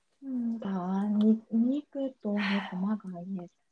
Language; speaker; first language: Russian; non-native, learner; Korean